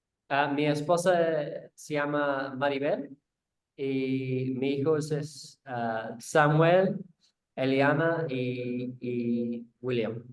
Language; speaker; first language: Spanish; non-native, learner; English